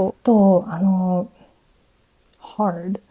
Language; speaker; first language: Japanese; non-native, learner; English